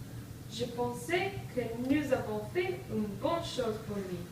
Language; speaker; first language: French; non-native, learner; English